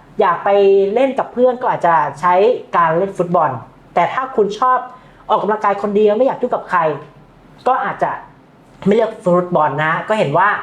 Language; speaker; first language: Thai; native; Thai